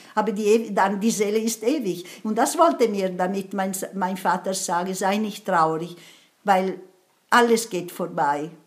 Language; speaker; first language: German; non-native, fluent; Italian